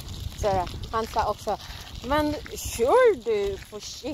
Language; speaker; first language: Swedish; non-native, learner; Cebuano